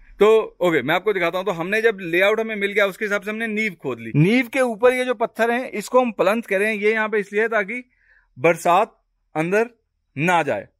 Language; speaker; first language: Hindi; native; Hindi